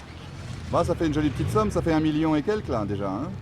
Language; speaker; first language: French; native; French